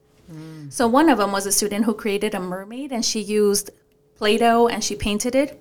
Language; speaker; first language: English; early bilingual, other home language; Spanish